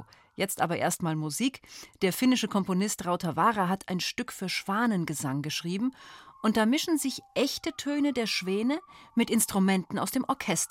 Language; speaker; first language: German; native; German